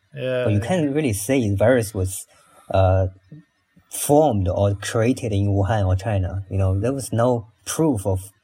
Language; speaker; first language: English; non-native, fluent; Chinese